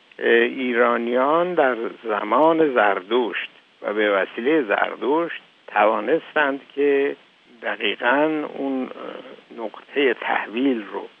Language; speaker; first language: Persian; native; Persian